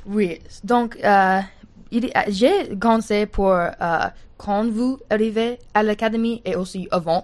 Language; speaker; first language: French; non-native, learner; English